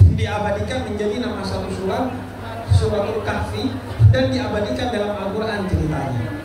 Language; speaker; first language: Indonesian; non-native, local second language; Madurese